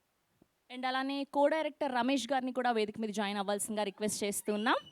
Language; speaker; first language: Telugu; native; Telugu